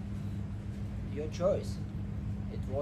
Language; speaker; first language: English; non-native, learner; Ukrainian